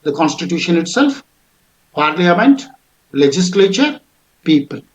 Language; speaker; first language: English; non-native, local second language; Kannada